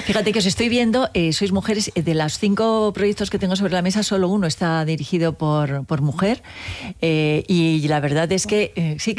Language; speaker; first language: Spanish; native; Spanish